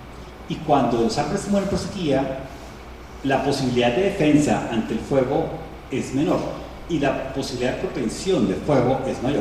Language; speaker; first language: Spanish; native; Spanish